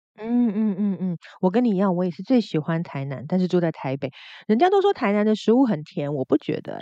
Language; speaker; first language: Chinese; native; Chinese